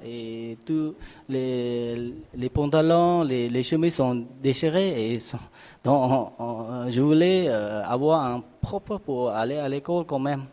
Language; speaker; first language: French; non-native, learner; Khmer